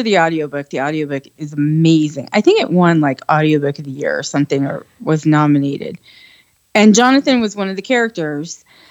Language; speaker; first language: English; native; English